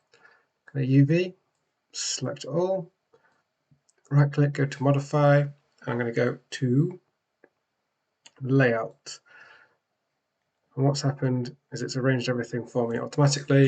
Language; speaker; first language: English; native; English